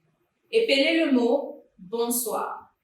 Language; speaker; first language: French; non-native, fluent; English